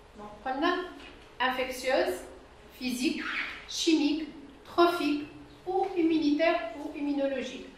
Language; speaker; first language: French; non-native, local second language; Arabic